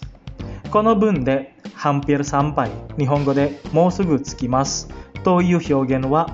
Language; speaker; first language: Japanese; non-native, fluent; Indonesian